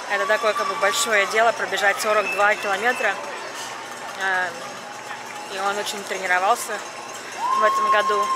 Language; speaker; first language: Russian; native; Russian